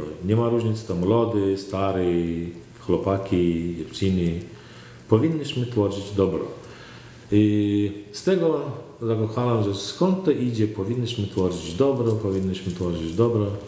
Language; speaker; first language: Polish; non-native, learner; Turkmen